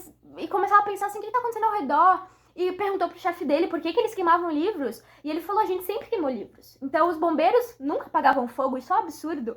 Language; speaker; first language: Portuguese; native; Portuguese